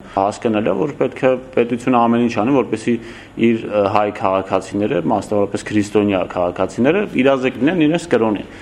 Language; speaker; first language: Armenian; non-native, local second language; Kurdish